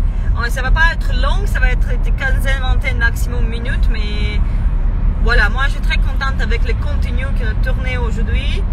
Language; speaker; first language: French; non-native, fluent; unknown